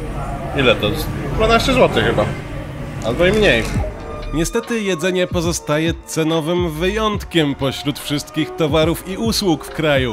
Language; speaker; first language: Polish; native; Polish